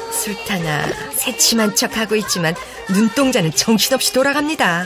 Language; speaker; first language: Korean; native; Korean